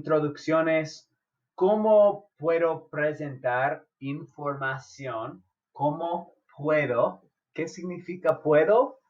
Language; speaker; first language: Spanish; non-native, fluent; English